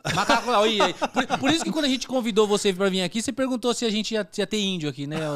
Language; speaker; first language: Portuguese; native; Portuguese